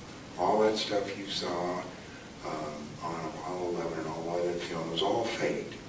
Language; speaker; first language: English; native; English